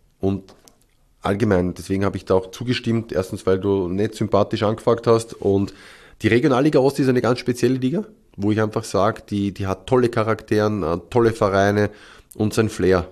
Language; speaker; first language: German; native; German